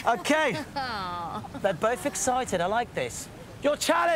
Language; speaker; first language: English; native; English